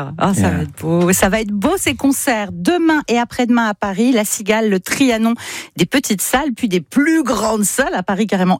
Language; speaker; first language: French; native; French